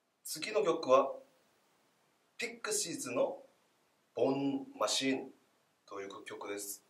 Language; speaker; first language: Japanese; non-native, learner; Korean